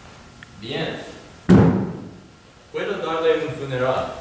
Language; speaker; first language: Spanish; non-native, learner; English